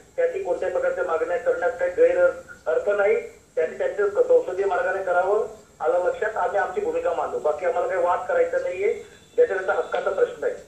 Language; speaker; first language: Marathi; non-native, local second language; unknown